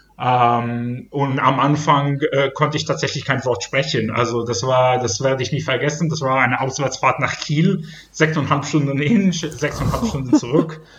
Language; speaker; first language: German; non-native, fluent; Hebrew